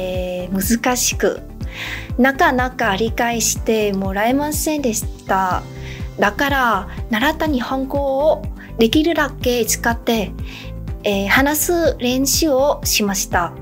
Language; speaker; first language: Japanese; non-native, learner; Vietnamese